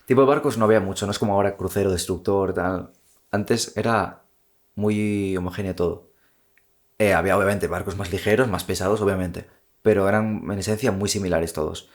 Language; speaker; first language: Spanish; native; Spanish